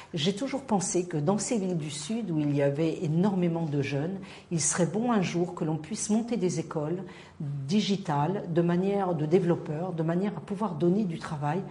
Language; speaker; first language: French; non-native, local second language; Arabic